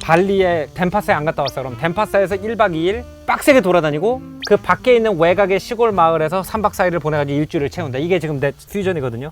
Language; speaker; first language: Korean; native; Korean